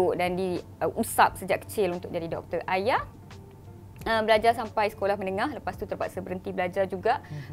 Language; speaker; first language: Malay; non-native, local second language; Tamil